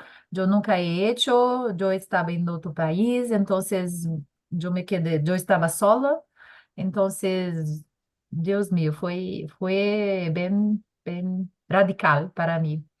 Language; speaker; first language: Spanish; non-native, learner; Portuguese